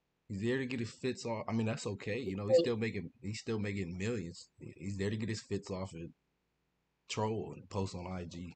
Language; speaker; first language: English; native; English